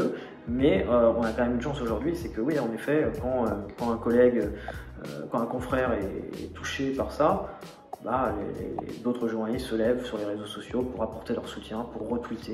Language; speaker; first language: French; native; French